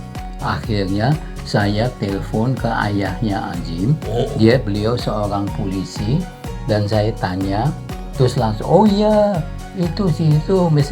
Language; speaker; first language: Indonesian; non-native, local second language; Dutch